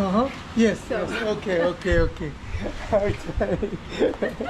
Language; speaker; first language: English; non-native, learner; Korean